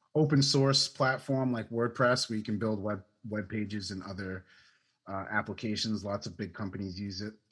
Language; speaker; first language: English; native; English